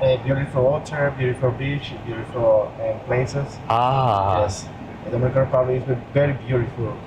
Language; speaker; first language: English; non-native, learner; Spanish